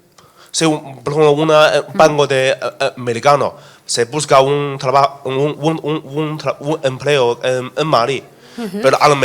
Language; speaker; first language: Spanish; non-native, learner; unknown